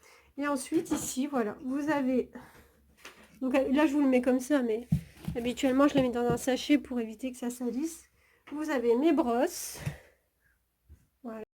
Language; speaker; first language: French; native; French